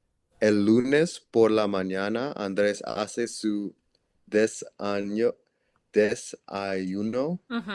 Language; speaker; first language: Spanish; non-native, learner; English